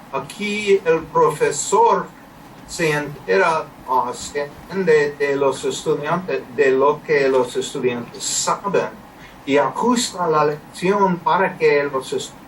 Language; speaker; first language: Spanish; non-native, learner; English